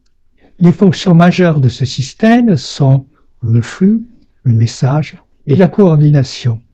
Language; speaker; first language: French; native; French